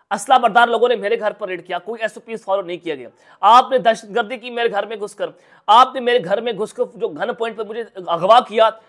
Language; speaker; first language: Urdu; non-native, local second language; Punjabi